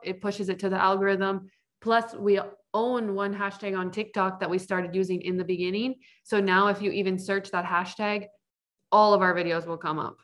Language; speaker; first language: English; native; English